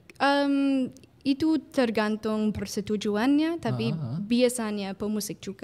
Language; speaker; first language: Indonesian; non-native, fluent; English